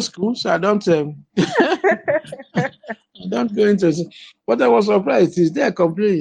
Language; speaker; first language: English; non-native, local second language; Igbo